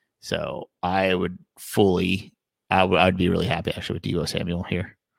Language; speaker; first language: English; native; English